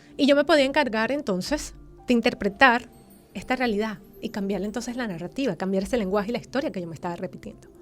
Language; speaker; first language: Spanish; native; Spanish